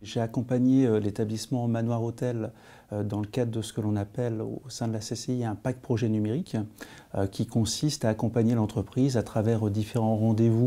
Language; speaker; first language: French; native; French